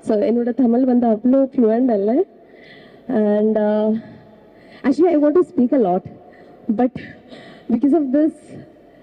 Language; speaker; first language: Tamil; non-native, learner; Malayalam